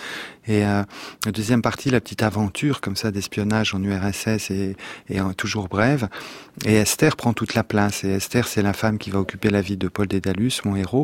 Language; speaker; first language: French; native; French